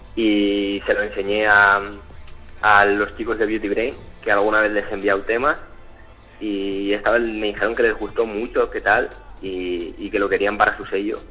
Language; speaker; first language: Spanish; early bilingual, other home language; French